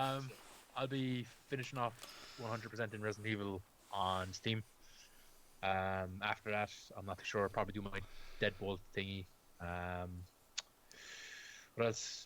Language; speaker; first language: English; native; English